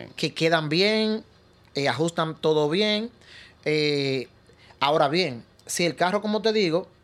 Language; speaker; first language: Spanish; native; Spanish